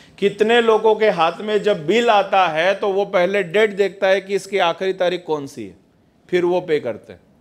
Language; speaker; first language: Hindi; non-native, local second language; Gujarati